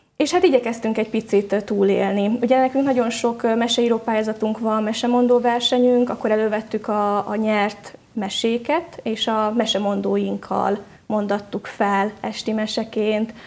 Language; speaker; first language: Hungarian; native; Hungarian